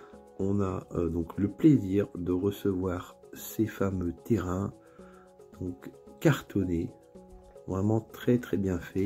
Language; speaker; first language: French; native; French